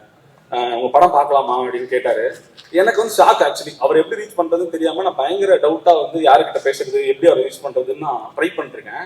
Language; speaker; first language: Tamil; native; Tamil